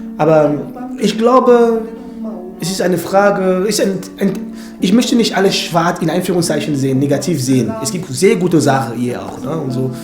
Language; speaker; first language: German; non-native, fluent; French